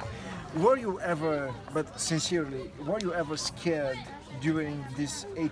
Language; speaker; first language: English; non-native, fluent; Romanian